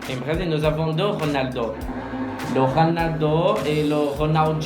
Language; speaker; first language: French; non-native, learner; Portuguese